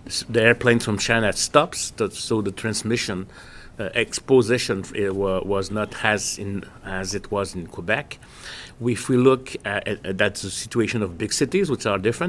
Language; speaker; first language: English; non-native, fluent; French